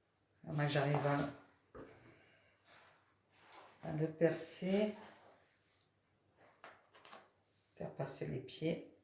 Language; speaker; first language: French; native; French